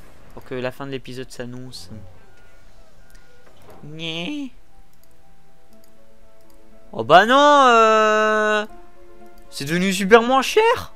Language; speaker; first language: French; native; French